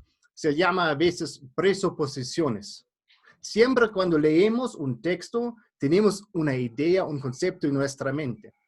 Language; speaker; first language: Spanish; non-native, fluent; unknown